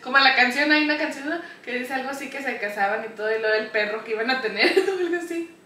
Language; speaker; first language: Spanish; early bilingual, other home language; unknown